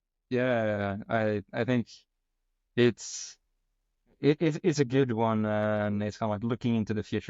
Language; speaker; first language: English; non-native, fluent; Norwegian